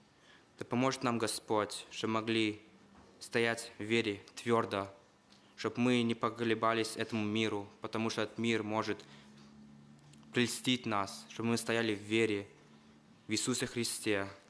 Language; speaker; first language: Russian; early bilingual, heritage; Russian